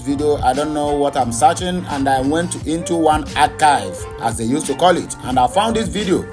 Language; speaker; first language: English; non-native, local second language; Igbo